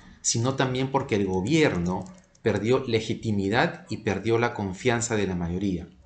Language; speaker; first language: Spanish; native; Spanish